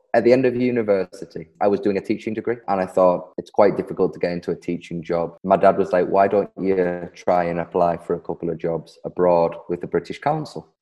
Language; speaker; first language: English; native; English